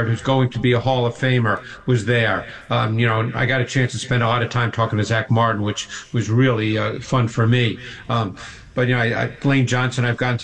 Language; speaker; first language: English; native; English